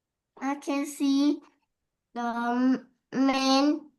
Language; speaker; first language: English; non-native, learner; Vietnamese